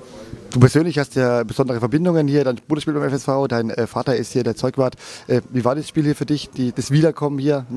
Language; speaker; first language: German; native; German